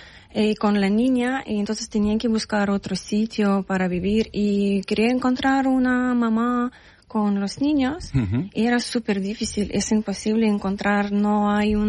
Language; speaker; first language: Spanish; non-native, learner; Ukrainian